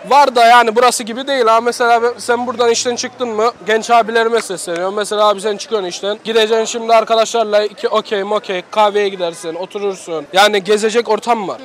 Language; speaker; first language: Turkish; early bilingual, heritage; Turkish